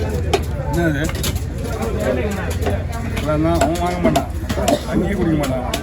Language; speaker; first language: Tamil; native; Tamil